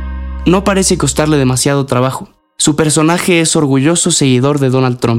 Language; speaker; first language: Spanish; native; Spanish